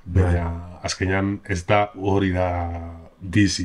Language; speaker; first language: Basque; non-native, learner; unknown